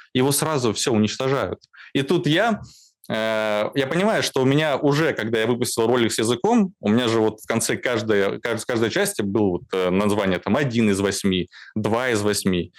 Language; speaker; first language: Russian; native; Russian